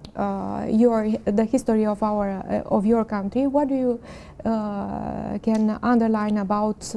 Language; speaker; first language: English; non-native, learner; Romanian